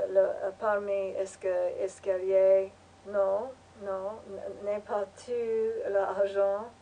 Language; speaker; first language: French; non-native, learner; English